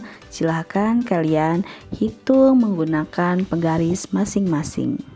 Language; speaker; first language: Indonesian; native; Indonesian